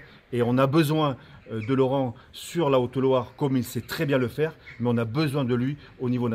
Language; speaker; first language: French; native; French